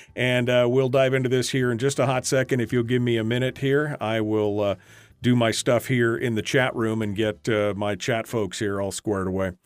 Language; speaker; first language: English; native; English